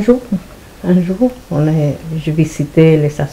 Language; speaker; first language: French; non-native, fluent; Spanish